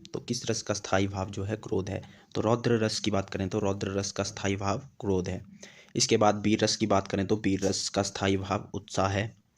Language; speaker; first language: Hindi; native; Hindi